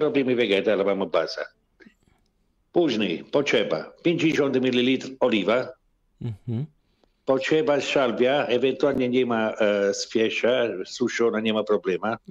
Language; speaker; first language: Polish; non-native, learner; Italian